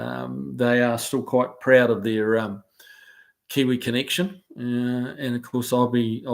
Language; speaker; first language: English; native; English